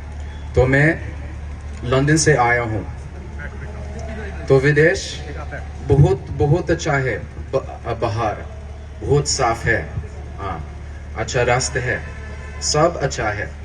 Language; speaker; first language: Hindi; non-native, learner; English